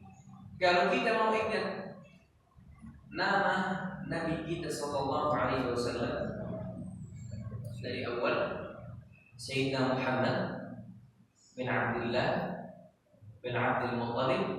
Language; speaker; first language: Indonesian; non-native, learner; Arabic